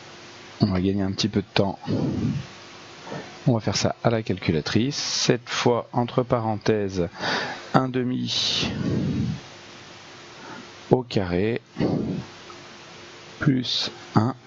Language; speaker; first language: French; native; French